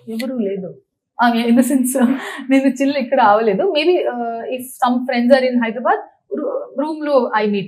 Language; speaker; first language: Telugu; non-native, local second language; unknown